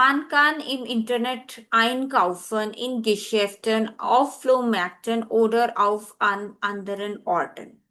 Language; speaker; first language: German; non-native, fluent; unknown